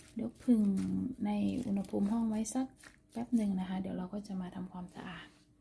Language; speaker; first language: Thai; native; Thai